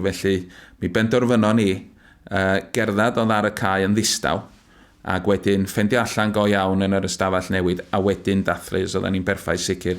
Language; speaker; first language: Welsh; native; Welsh